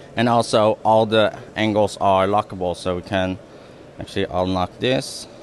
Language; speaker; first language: English; non-native, fluent; Dutch